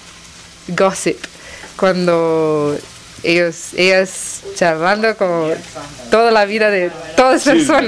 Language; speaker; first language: Spanish; non-native, learner; Tamil